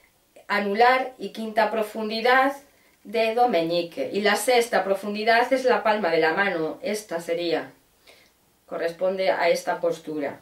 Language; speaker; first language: Spanish; native; Spanish